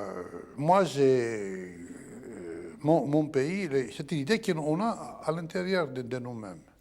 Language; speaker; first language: French; non-native, fluent; Greek